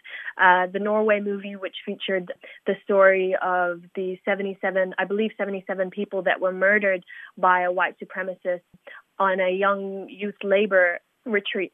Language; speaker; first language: English; native; English